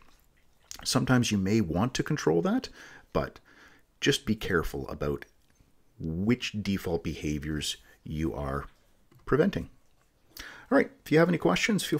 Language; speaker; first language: English; native; English